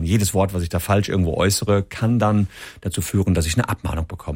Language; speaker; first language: German; native; German